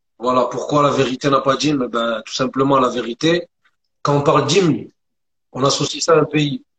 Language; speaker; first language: French; early bilingual, other home language; Arabic